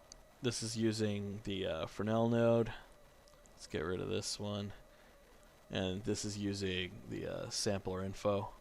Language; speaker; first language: English; native; English